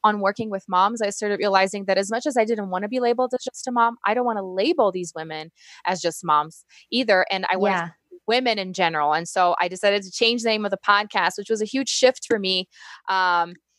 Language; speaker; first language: English; non-native, fluent; Portuguese